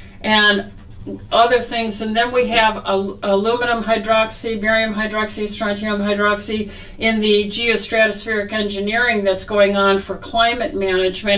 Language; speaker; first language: English; native; English